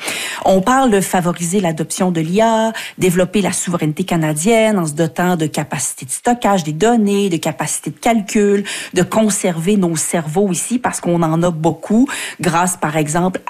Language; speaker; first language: French; native; French